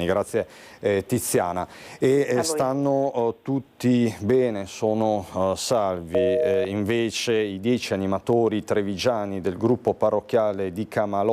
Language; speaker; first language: Italian; native; Italian